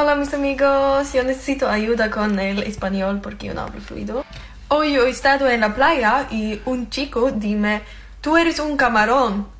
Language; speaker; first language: Spanish; non-native, learner; Swedish